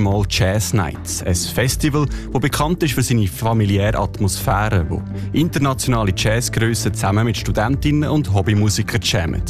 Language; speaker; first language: German; native; German